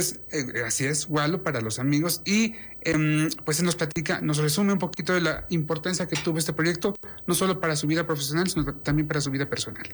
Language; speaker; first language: Spanish; native; Spanish